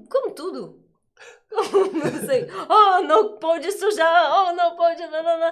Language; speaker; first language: Portuguese; non-native, learner; Russian